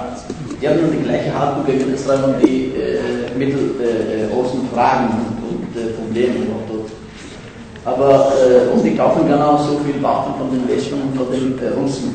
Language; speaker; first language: German; non-native, fluent; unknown